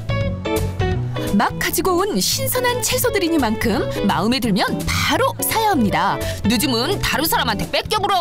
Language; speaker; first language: Korean; native; Korean